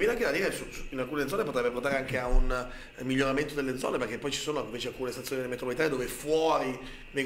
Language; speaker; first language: Italian; native; Italian